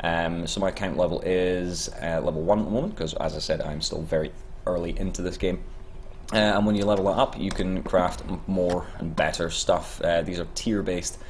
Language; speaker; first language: English; native; English